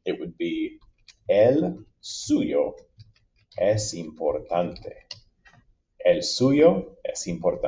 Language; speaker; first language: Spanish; non-native, fluent; English